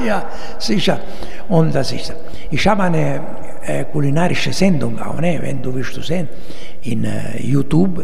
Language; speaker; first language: German; non-native, learner; Italian